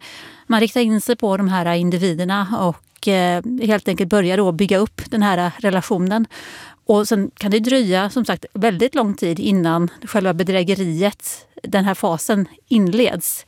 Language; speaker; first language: Swedish; native; Swedish